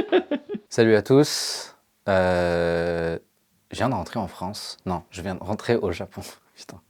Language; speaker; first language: French; native; French